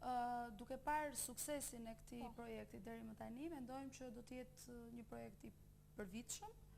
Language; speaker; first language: Albanian; native; Albanian